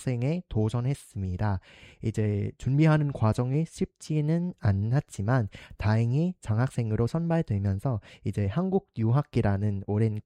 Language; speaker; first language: Korean; non-native, fluent; Vietnamese